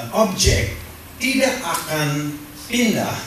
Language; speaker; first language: Indonesian; non-native, fluent; English